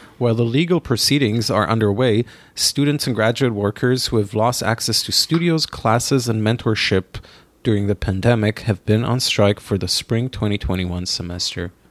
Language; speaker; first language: English; non-native, fluent; Hebrew